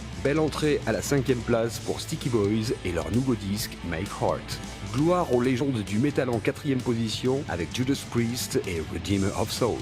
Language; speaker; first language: French; native; French